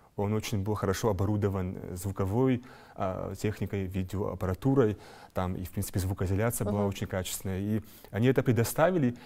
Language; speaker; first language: Russian; non-native, local second language; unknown